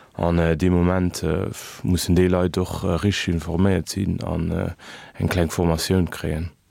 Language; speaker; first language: Luxembourgish; early bilingual, other home language; Kabuverdianu